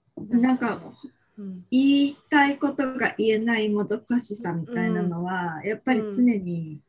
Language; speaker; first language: Japanese; native; Japanese